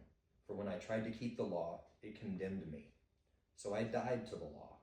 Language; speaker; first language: English; native; English